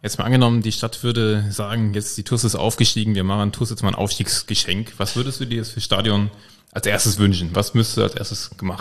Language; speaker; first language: German; native; German